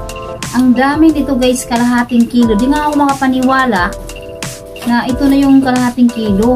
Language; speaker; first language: Filipino; non-native, local second language; Cebuano